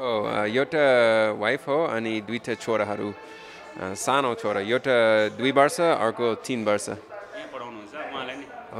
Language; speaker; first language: Nepali; non-native, learner; English